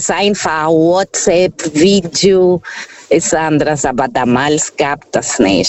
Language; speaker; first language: German; non-native, fluent; Portuguese